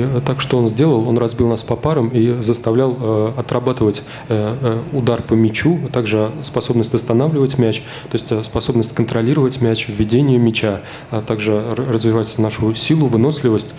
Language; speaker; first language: Russian; native; Russian